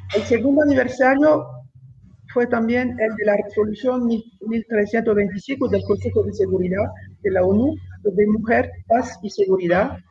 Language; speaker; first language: Spanish; non-native, fluent; French